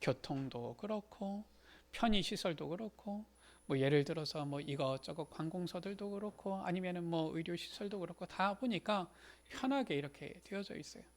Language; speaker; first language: Korean; native; Korean